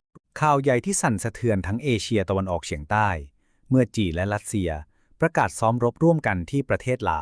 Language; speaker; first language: Thai; native; Thai